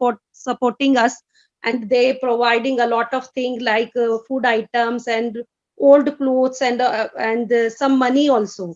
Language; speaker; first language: English; non-native, fluent; Hindi